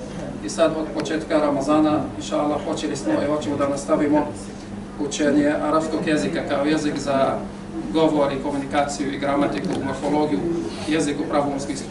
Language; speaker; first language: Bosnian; non-native, fluent; Arabic